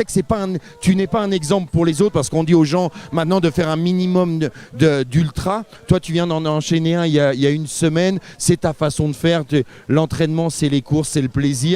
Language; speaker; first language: French; native; French